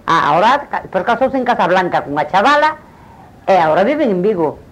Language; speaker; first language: Spanish; non-native, local second language; Galician